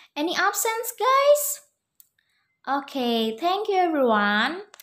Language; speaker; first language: English; non-native, learner; Indonesian